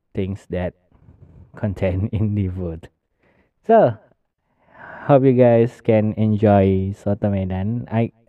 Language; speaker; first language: English; non-native, learner; Indonesian